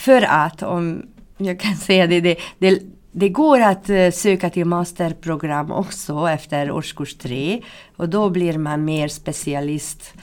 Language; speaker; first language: Swedish; non-native, fluent; Hungarian